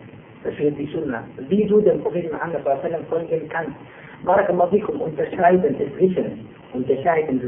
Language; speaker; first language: German; non-native, fluent; Turkish